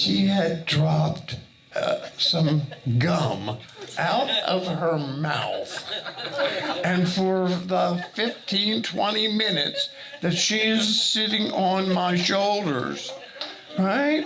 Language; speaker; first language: English; native; English